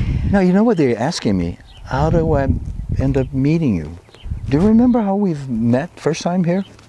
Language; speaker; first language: English; non-native, fluent; Portuguese